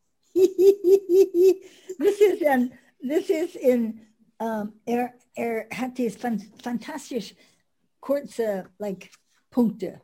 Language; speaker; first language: German; non-native, learner; English